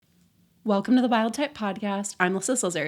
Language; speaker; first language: English; native; English